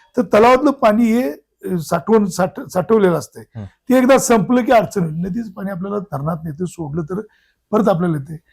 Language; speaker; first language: Marathi; native; Marathi